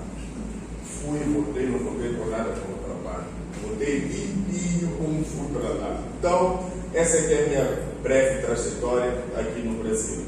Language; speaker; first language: Portuguese; non-native, local second language; Tsonga